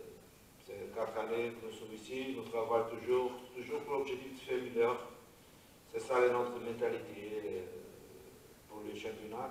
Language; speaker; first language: French; non-native, learner; Portuguese